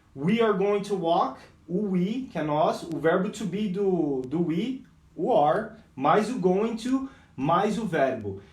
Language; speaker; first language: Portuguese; non-native, fluent; English